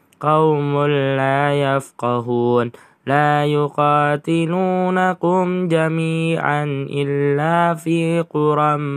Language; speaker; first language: Arabic; non-native, learner; Indonesian